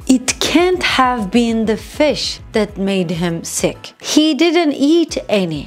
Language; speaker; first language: English; non-native, fluent; Turkish